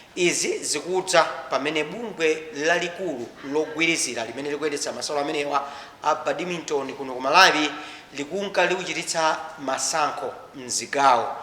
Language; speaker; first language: Nyanja; native; Nyanja